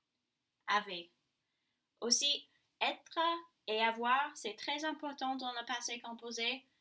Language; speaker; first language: French; non-native, learner; English